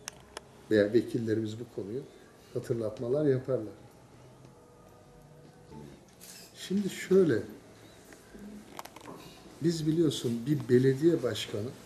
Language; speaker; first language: Turkish; native; Turkish